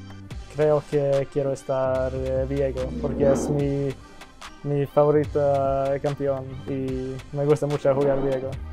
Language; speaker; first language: Spanish; early bilingual, heritage; Swedish